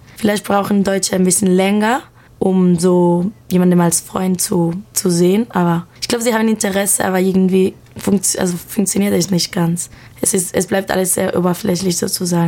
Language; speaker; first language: German; non-native, learner; Spanish